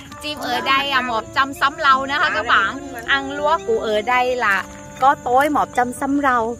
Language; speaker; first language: Vietnamese; non-native, learner; Thai